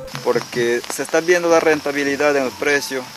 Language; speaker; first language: Spanish; native; Spanish